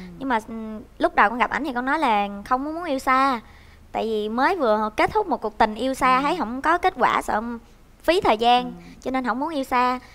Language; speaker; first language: Vietnamese; native; Vietnamese